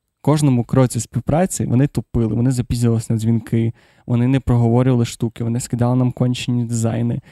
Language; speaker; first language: Ukrainian; non-native, local second language; Russian